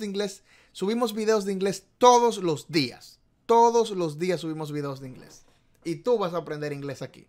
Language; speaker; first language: Spanish; native; Spanish